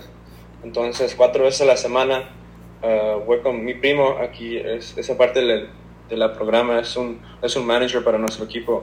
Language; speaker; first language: Spanish; early bilingual, heritage; Spanish